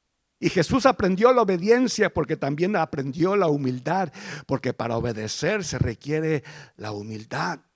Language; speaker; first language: Spanish; early bilingual, heritage; Spanish